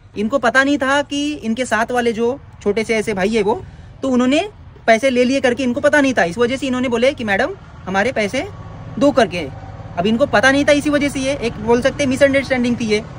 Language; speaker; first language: Hindi; non-native, local second language; Marathi